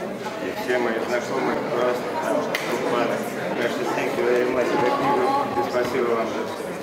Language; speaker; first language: Russian; non-native, local second language; Latvian